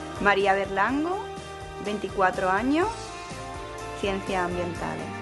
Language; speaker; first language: Italian; non-native, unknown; Spanish